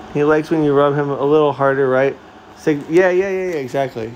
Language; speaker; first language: English; native; English